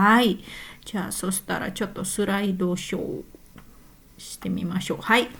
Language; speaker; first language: Japanese; non-native, fluent; Indonesian